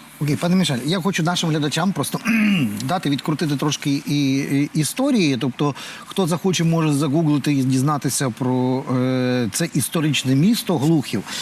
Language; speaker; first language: Russian; non-native, learner; French